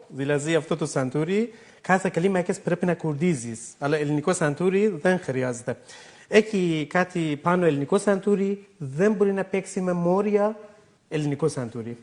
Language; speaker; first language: Greek; non-native, learner; Persian